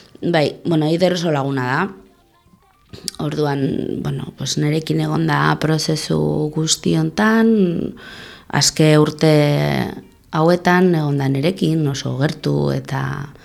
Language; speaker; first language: Basque; non-native, local second language; Spanish